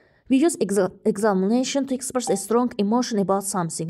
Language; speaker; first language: English; non-native, fluent; Azerbaijani